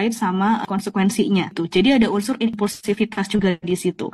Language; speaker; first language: Indonesian; native; Indonesian